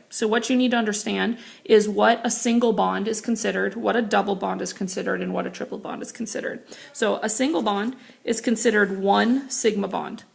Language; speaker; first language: English; native; English